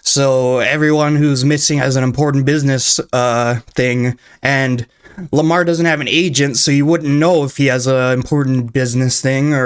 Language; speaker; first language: English; native; English